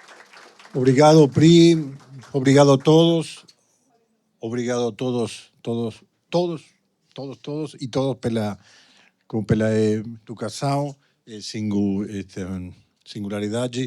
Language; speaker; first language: Portuguese; non-native, fluent; Spanish